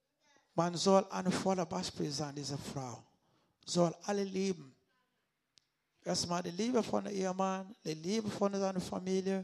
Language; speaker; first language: German; non-native, learner; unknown